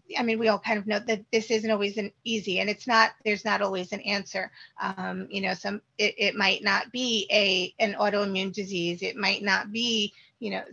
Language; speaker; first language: English; native; English